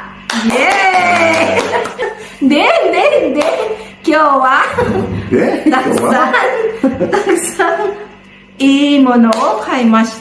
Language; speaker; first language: Japanese; non-native, learner; Filipino